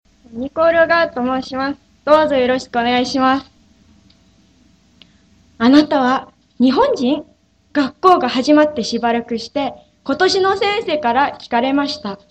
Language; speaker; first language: Japanese; non-native, fluent; English